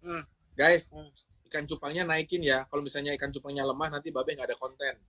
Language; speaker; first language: Indonesian; native; Indonesian